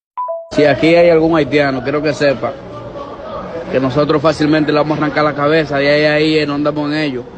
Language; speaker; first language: Spanish; native; Spanish